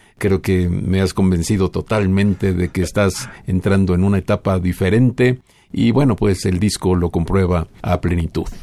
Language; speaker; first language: Spanish; native; Spanish